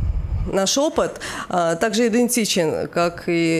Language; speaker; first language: Russian; native; Russian